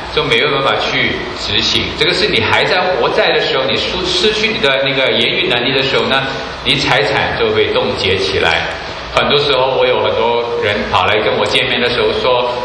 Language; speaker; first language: Chinese; non-native, local second language; Cantonese